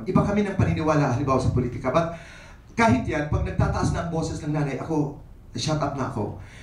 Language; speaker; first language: Filipino; non-native, local second language; Waray